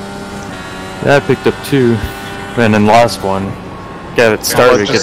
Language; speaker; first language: English; native; English